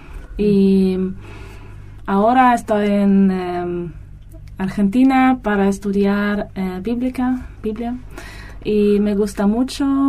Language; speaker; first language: Spanish; non-native, learner; German